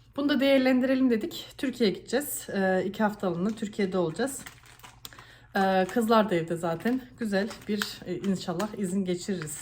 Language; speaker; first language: Turkish; early bilingual, heritage; Turkish